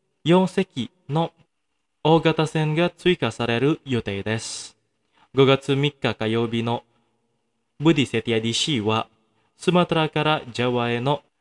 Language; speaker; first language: Japanese; non-native, fluent; Indonesian